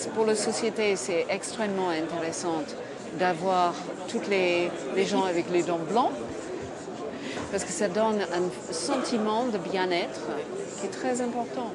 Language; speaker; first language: French; non-native, fluent; English